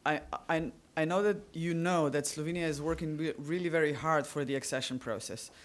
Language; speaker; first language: English; non-native, fluent; Slovenian